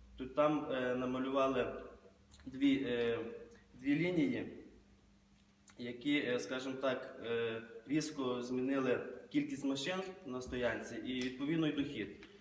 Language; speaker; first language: Ukrainian; native; Ukrainian